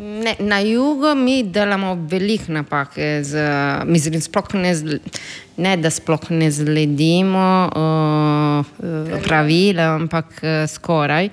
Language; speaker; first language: Slovenian; non-native, fluent; Italian